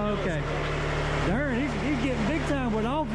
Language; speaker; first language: English; native; English